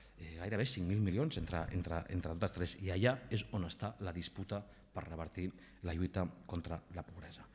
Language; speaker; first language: Catalan; non-native, local second language; Spanish